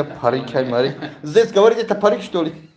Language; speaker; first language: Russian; non-native, learner; Tajik